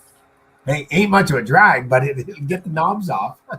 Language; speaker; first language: English; native; English